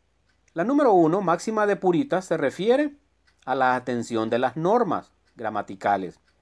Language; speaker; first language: Spanish; native; Spanish